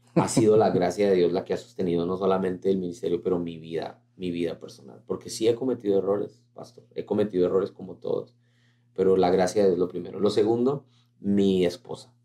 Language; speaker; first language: Spanish; native; Spanish